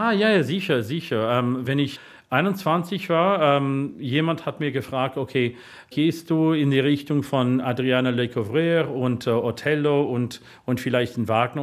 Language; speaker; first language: German; non-native, fluent; English